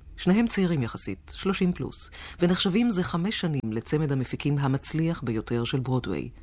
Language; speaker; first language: Hebrew; native; Hebrew